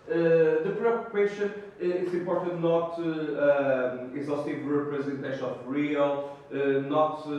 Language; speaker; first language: English; non-native, learner; Portuguese